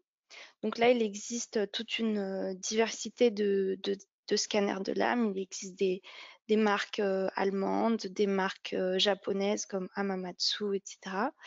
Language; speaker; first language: French; native; French